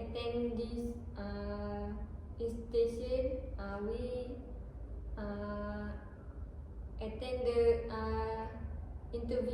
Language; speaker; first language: English; non-native, learner; Malay